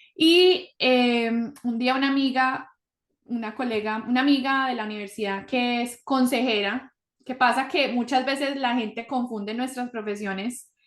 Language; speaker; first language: Spanish; early bilingual, heritage; Spanish